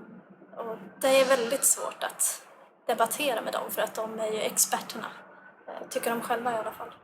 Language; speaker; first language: Swedish; native; Swedish